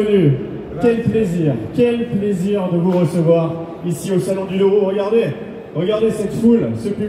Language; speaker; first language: French; native; French